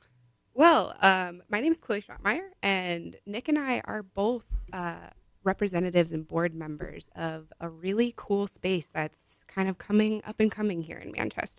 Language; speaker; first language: English; native; English